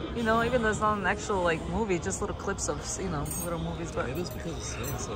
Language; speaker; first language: English; non-native, fluent; Portuguese